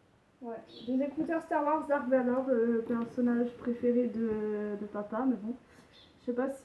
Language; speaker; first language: French; native; French